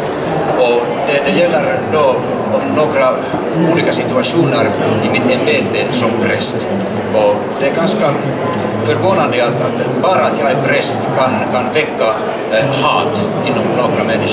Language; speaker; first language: Swedish; non-native, fluent; Finnish